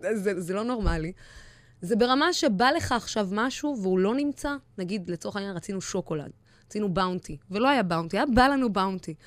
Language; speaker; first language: Hebrew; non-native, local second language; Arabic